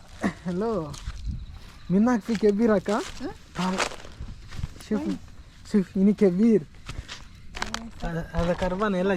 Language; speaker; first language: Arabic; non-native, learner; Telugu